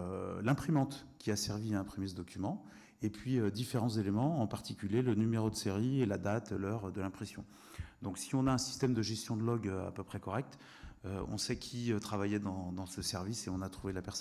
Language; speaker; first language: French; native; French